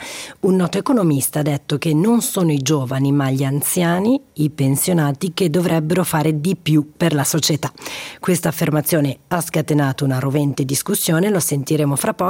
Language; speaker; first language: Italian; native; Italian